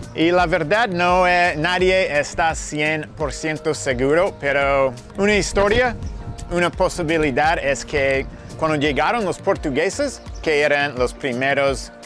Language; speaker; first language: Spanish; non-native, fluent; English